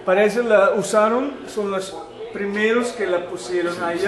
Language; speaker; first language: Spanish; non-native, fluent; Dutch